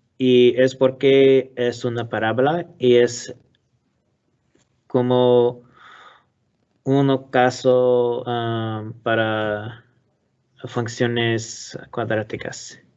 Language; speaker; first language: Spanish; non-native, learner; English